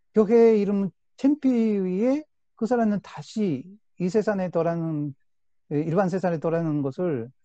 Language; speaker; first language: Korean; non-native, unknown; Spanish